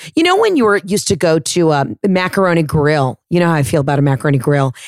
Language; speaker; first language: English; native; English